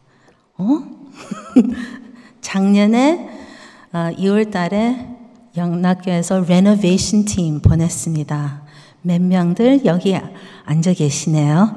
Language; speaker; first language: Korean; early bilingual, heritage; Korean